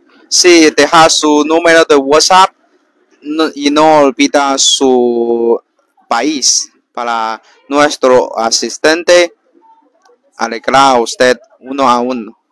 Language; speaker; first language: Spanish; non-native, learner; Chinese